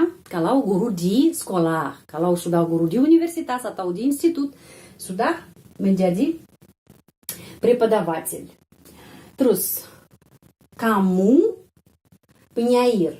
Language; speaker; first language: Indonesian; non-native, fluent; Russian